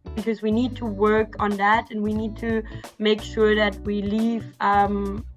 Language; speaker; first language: English; non-native, fluent; German